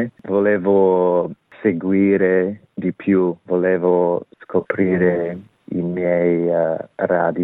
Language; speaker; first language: Italian; non-native, fluent; English